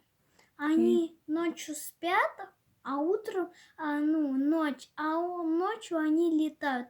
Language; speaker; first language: Russian; native; Russian